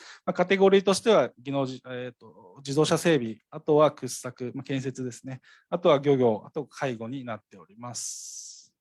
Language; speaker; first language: Japanese; native; Japanese